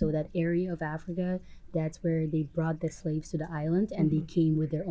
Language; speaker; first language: English; non-native, fluent; Papiamento